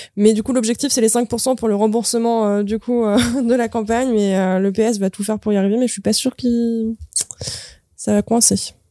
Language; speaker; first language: French; native; French